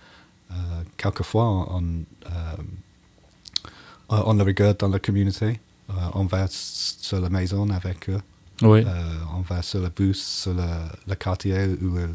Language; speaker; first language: French; non-native, learner; English